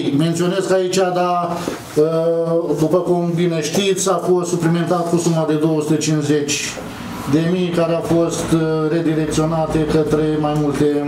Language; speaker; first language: Romanian; native; Romanian